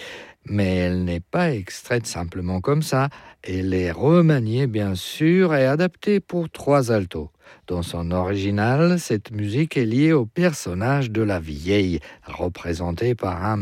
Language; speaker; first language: French; non-native, fluent; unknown